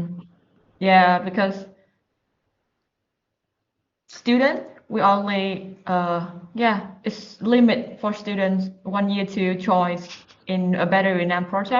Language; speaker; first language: English; non-native, learner; Vietnamese